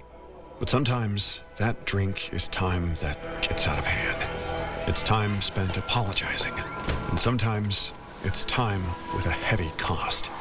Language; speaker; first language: English; native; English